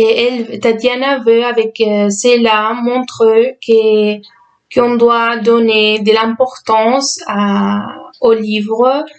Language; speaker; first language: French; non-native, fluent; Spanish